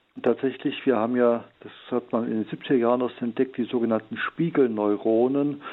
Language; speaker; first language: German; native; German